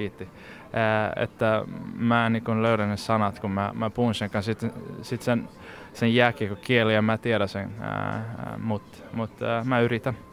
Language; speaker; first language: Finnish; early bilingual, heritage; Swedish